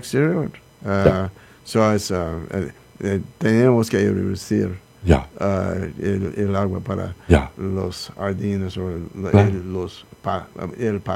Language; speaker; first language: Spanish; non-native, learner; English